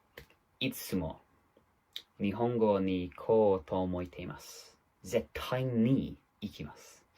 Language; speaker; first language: Japanese; non-native, learner; English